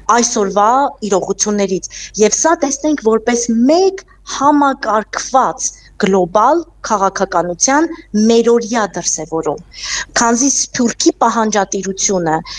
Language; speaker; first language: Armenian; native; Armenian